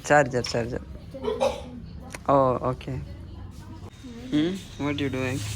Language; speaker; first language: English; non-native, learner; Urdu